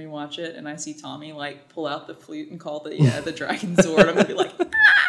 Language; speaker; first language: English; native; English